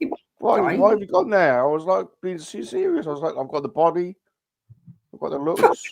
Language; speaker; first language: English; native; English